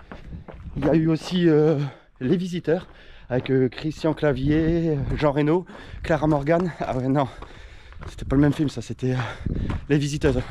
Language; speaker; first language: French; native; French